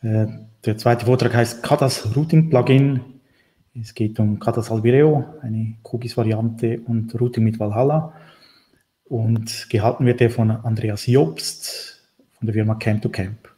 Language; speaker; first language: German; native; German